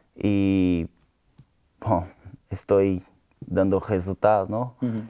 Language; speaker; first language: Spanish; non-native, learner; Portuguese